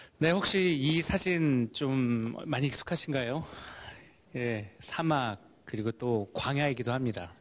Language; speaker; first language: Korean; early bilingual, heritage; Korean